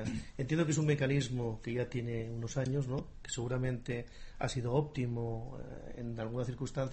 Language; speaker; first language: Spanish; native; Spanish